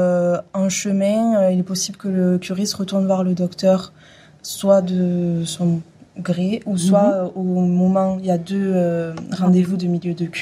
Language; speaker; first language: French; native; French